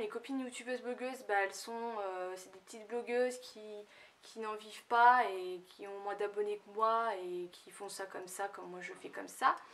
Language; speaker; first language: French; native; French